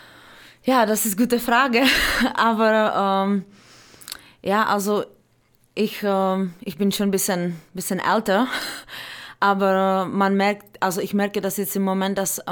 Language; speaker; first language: German; non-native, fluent; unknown